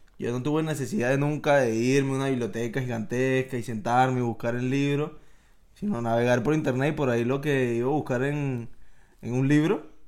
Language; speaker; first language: Spanish; native; Spanish